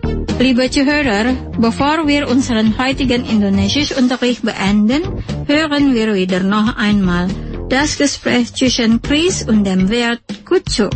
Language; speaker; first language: German; non-native, fluent; Indonesian